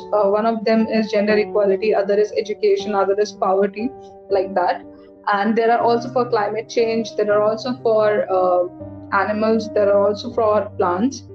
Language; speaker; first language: English; non-native, local second language; Hindi